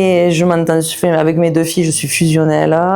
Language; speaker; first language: French; native; French